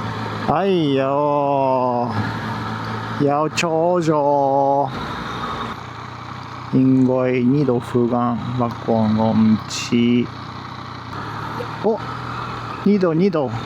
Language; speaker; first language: Chinese; non-native, learner; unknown